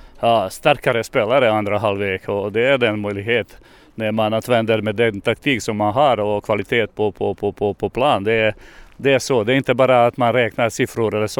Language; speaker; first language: Swedish; non-native, fluent; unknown